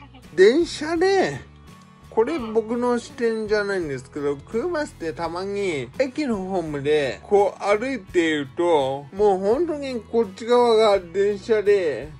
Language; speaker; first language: Japanese; native; Japanese